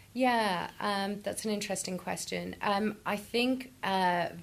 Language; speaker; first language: English; native; English